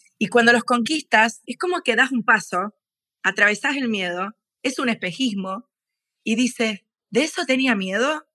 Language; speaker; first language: Spanish; native; Spanish